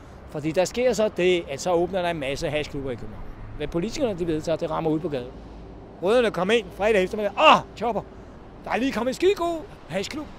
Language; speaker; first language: Danish; non-native, fluent; Hungarian